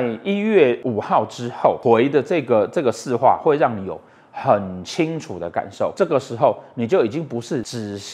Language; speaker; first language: Chinese; native; Chinese